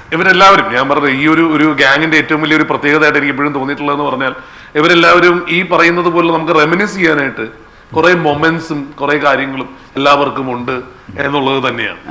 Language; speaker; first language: Malayalam; native; Malayalam